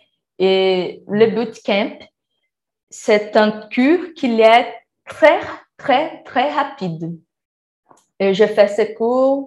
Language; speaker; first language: French; non-native, learner; Portuguese